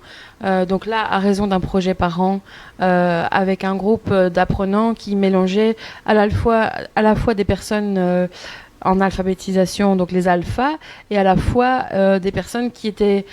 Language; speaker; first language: French; native; French